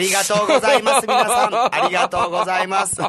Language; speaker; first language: Japanese; native; Japanese